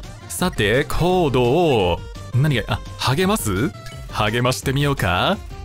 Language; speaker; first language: Japanese; non-native, fluent; English